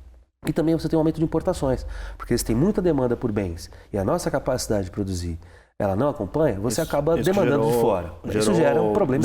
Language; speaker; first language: Portuguese; native; Portuguese